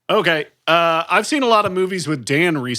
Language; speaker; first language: English; native; English